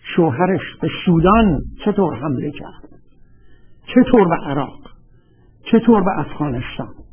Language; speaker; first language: Persian; native; Persian